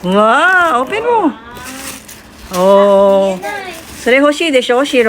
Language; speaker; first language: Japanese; non-native, fluent; Filipino